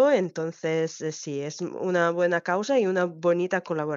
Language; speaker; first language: Spanish; non-native, fluent; Ukrainian